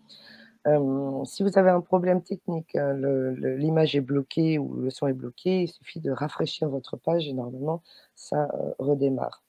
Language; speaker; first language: French; native; French